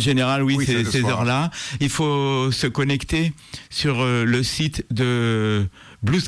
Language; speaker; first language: French; native; French